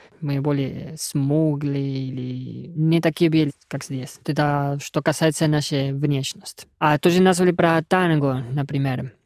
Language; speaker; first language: Russian; non-native, fluent; Spanish